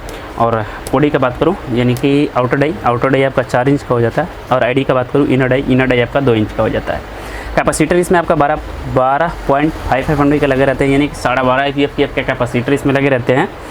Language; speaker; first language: Hindi; native; Hindi